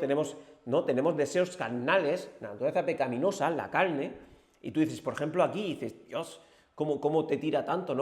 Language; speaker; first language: Spanish; native; Spanish